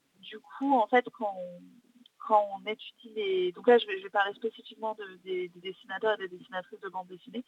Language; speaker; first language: French; native; French